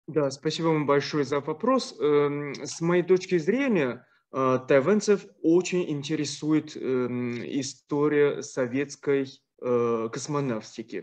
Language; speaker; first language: Russian; non-native, fluent; Chinese